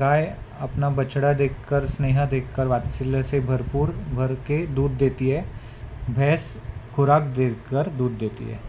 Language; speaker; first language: Hindi; non-native, local second language; Marathi